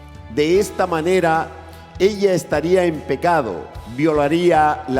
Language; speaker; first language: Spanish; native; Spanish